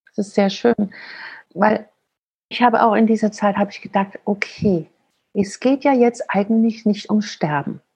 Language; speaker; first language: German; non-native, fluent; Danish